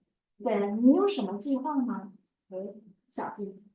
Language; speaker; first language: Chinese; non-native, fluent; English